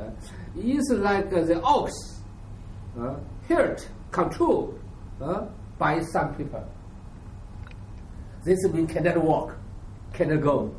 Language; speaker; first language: English; non-native, learner; Chinese